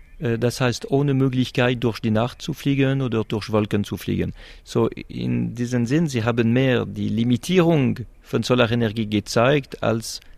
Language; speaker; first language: German; non-native, local second language; French